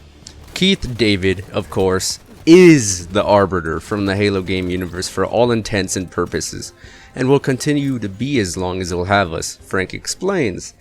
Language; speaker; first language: English; native; English